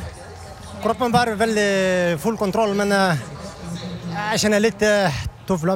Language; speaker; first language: Norwegian; non-native, learner; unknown